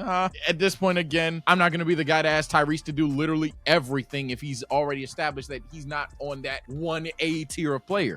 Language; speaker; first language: English; native; English